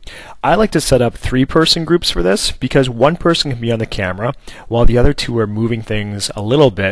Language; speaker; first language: English; native; English